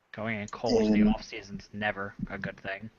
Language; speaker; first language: English; native; English